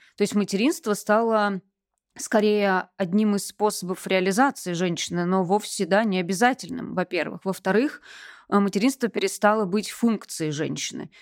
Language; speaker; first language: Russian; native; Russian